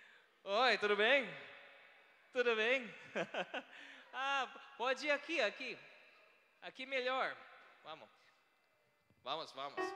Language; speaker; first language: Portuguese; non-native, learner; Filipino